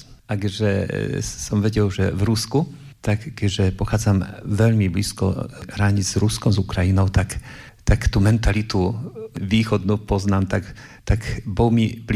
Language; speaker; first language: Slovak; non-native, fluent; Polish